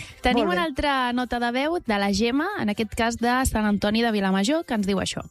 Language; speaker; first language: Catalan; native; Catalan